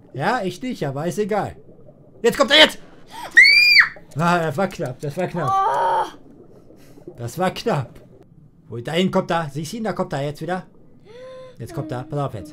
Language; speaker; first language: German; native; German